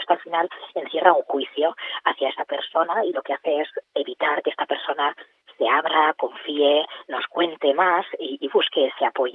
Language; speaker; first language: Spanish; native; Spanish